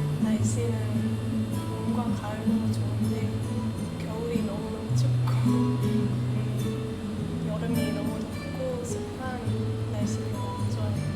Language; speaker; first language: Korean; non-native, fluent; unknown